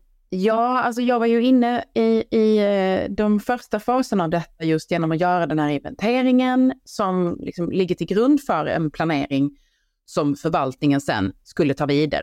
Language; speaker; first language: Swedish; native; Swedish